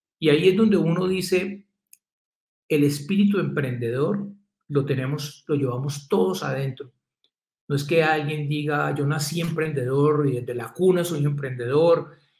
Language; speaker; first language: Spanish; native; Spanish